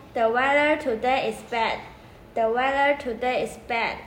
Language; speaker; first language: English; non-native, learner; Chinese